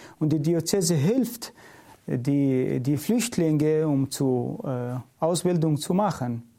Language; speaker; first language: German; non-native, learner; Syriac